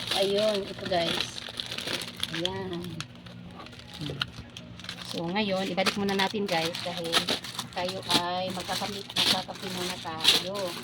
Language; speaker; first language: Filipino; non-native, local second language; Cebuano